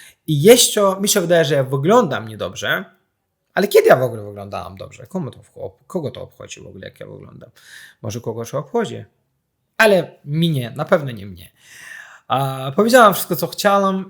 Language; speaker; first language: Polish; non-native, fluent; Azerbaijani